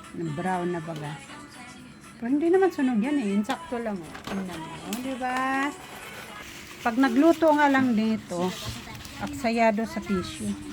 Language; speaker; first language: Filipino; non-native, local second language; Cebuano